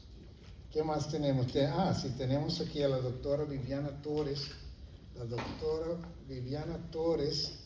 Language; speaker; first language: Spanish; non-native, fluent; Papiamento